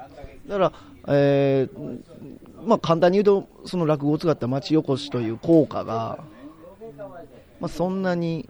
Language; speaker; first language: Japanese; native; Japanese